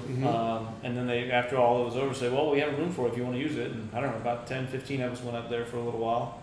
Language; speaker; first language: English; native; English